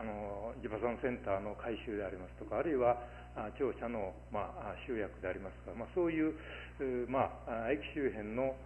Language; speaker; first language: Japanese; native; Japanese